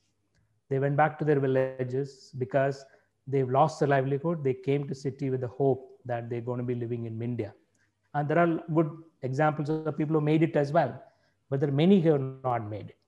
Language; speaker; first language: English; non-native, local second language; Tamil